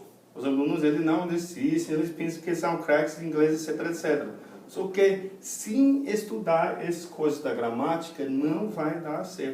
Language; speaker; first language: Portuguese; non-native, fluent; English